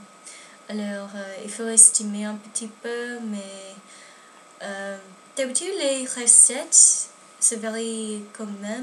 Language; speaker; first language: French; non-native, learner; English